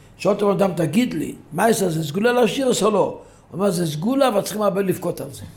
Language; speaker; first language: Hebrew; non-native, local second language; Yiddish